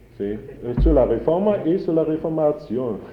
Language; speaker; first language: Italian; non-native, learner; German